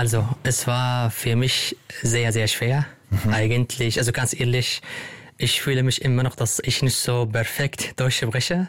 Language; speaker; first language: German; non-native, learner; Arabic